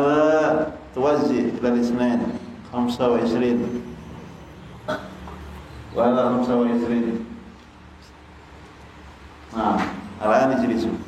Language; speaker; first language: Arabic; non-native, fluent; Indonesian